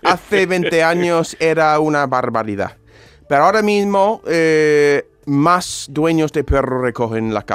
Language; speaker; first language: Spanish; non-native, fluent; English